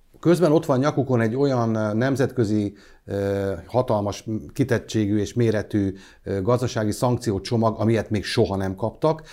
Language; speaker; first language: Hungarian; native; Hungarian